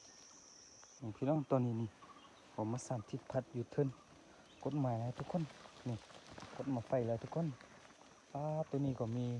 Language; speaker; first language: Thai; non-native, local second language; Lahu